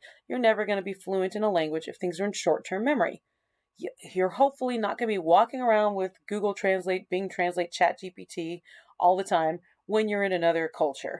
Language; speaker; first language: English; native; English